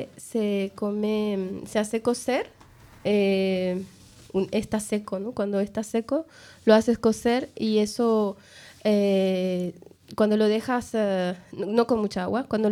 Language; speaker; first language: Spanish; native; Spanish